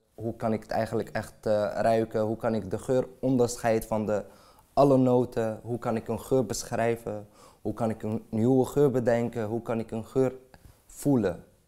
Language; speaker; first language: Dutch; non-native, fluent; Arabic